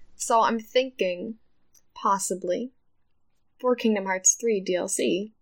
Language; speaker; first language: English; native; English